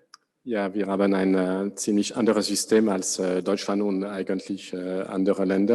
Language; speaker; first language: German; non-native, fluent; French